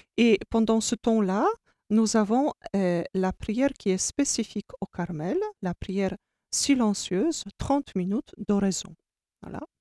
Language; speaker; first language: French; non-native, fluent; Polish